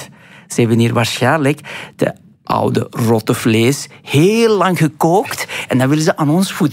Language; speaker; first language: Dutch; non-native, fluent; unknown